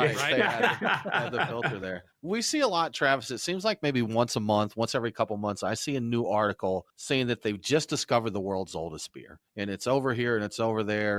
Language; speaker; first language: English; native; English